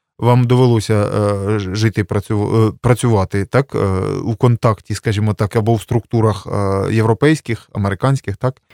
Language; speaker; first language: Ukrainian; native; Ukrainian